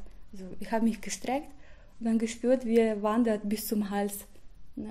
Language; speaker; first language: German; non-native, fluent; Russian